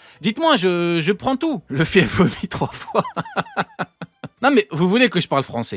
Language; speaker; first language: French; native; French